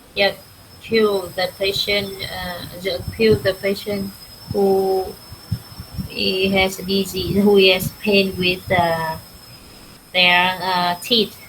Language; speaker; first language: English; non-native, learner; Vietnamese